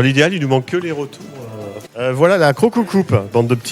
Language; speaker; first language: French; native; French